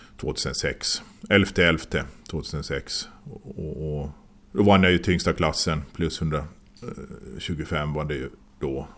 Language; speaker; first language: Swedish; native; Swedish